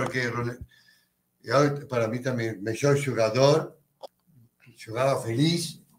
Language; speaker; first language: Portuguese; non-native, learner; Spanish